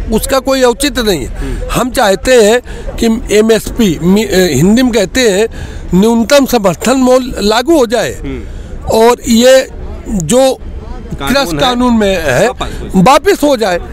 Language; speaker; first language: Hindi; native; Hindi